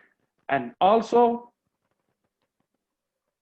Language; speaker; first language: English; non-native, learner; Persian